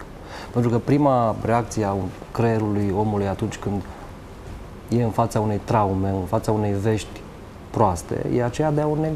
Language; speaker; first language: Romanian; native; Romanian